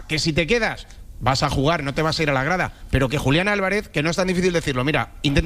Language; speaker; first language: Spanish; native; Spanish